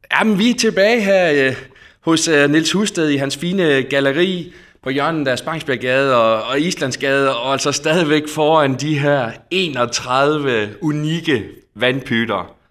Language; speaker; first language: Danish; native; Danish